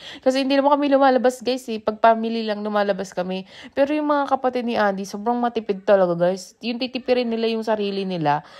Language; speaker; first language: Filipino; native; Filipino